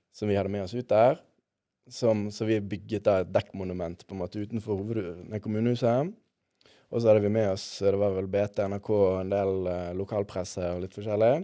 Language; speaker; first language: Norwegian; native; Norwegian